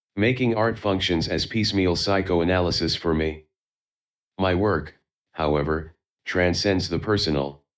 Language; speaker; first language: English; non-native, fluent; Chinese